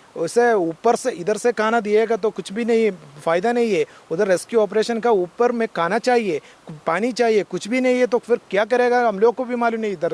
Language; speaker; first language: Hindi; non-native, local second language; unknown